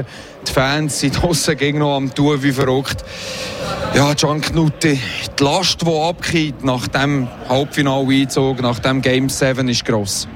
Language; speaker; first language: German; native; German